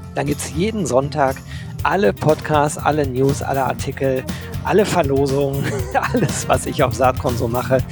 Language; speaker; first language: German; native; German